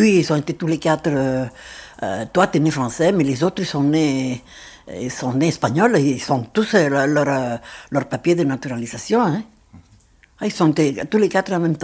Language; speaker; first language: French; non-native, fluent; Spanish